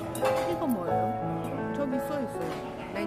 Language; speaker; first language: Korean; non-native, learner; Chinese